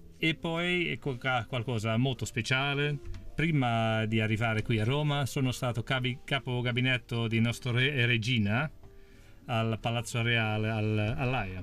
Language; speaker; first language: Italian; non-native, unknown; Dutch